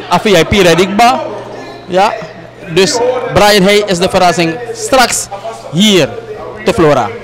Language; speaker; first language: Dutch; native; Dutch